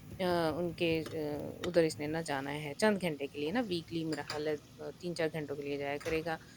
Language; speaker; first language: Urdu; non-native, local second language; Punjabi